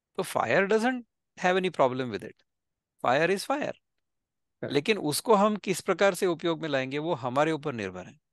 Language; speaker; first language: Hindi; non-native, local second language; Marathi